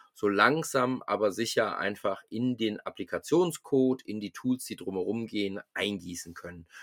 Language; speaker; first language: German; native; German